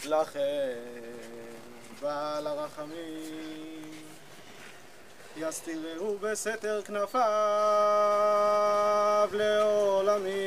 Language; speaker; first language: Hebrew; native; Hebrew